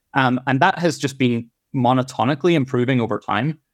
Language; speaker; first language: English; native; English